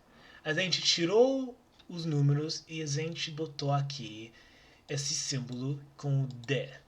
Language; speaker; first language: Portuguese; non-native, learner; English